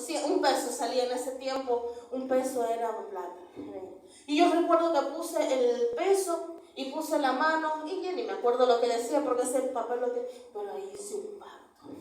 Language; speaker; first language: Spanish; native; Spanish